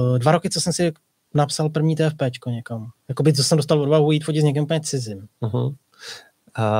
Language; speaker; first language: Czech; native; Czech